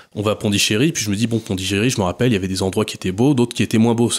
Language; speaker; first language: French; native; French